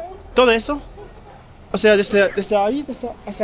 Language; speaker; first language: Spanish; non-native, fluent; German